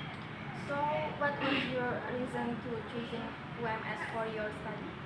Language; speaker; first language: English; non-native, learner; Indonesian